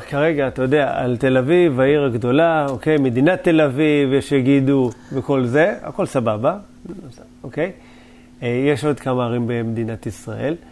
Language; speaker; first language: Hebrew; native; Hebrew